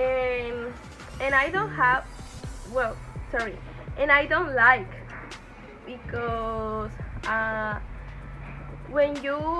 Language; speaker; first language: English; non-native, learner; Spanish